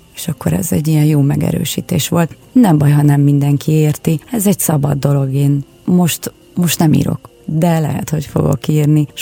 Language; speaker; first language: Hungarian; non-native, fluent; Russian